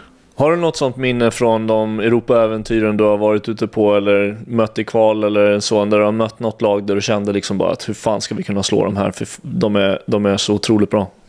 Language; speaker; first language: Swedish; native; Swedish